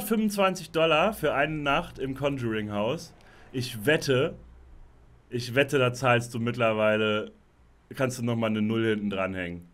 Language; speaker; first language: German; native; German